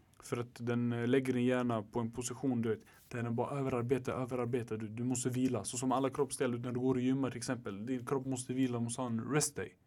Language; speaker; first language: Swedish; early bilingual, other home language; Arabic